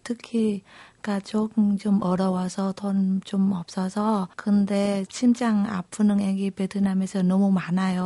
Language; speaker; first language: Korean; non-native, local second language; Vietnamese